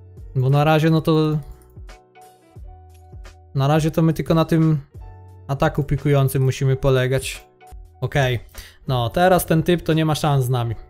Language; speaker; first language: Polish; native; Polish